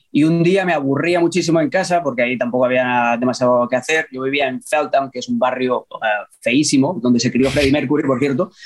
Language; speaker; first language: Spanish; native; Spanish